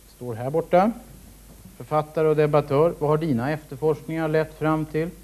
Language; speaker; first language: Swedish; native; Swedish